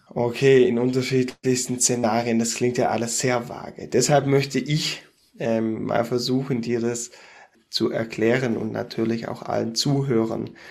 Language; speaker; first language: German; native; German